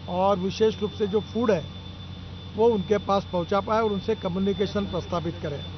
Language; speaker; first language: Hindi; non-native, local second language; Marathi